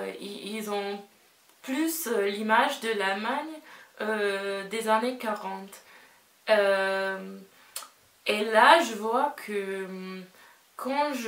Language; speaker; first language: French; non-native, fluent; English